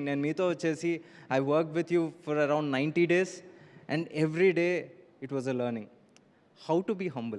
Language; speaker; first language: Telugu; native; Telugu